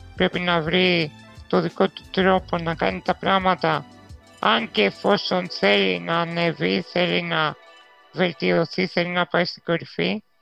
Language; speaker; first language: Greek; non-native, fluent; Romanian